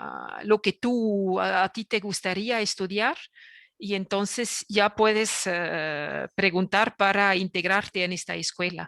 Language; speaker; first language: Spanish; non-native, fluent; French